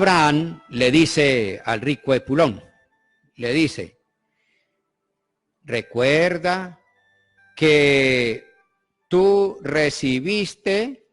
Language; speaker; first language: Spanish; native; Spanish